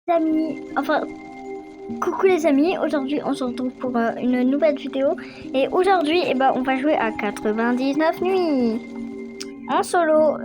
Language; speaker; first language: French; native; French